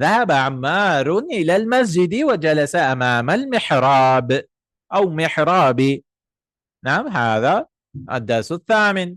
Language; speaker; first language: Arabic; non-native, fluent; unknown